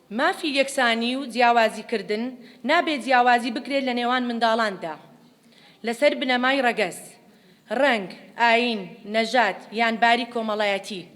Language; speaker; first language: Central Kurdish; native; Central Kurdish